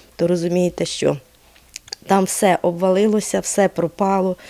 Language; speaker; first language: Ukrainian; native; Ukrainian